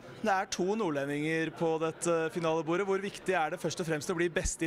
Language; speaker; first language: Norwegian; native; Norwegian